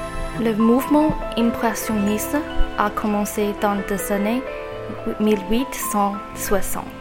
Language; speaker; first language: French; non-native, learner; Chinese